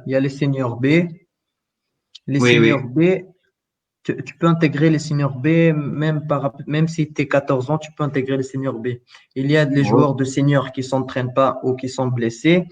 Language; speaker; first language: French; non-native, local second language; Arabic